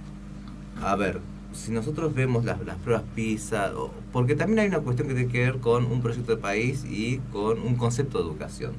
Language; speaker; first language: Spanish; early bilingual, other home language; Korean